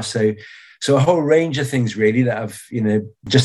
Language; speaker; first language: English; native; English